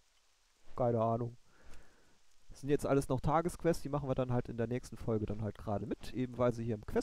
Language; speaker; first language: German; native; German